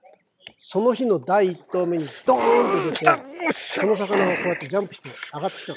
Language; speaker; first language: Japanese; native; Japanese